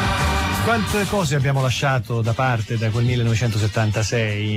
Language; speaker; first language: Italian; native; Italian